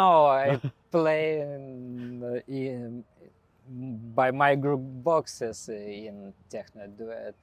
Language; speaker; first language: English; non-native, learner; Belarusian